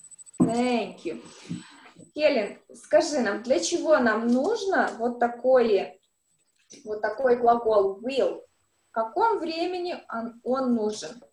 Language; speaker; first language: Russian; native; Russian